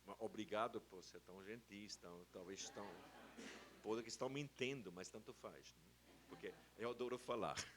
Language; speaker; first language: Portuguese; non-native, fluent; German